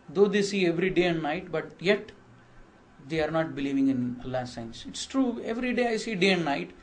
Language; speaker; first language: English; non-native, local second language; Kannada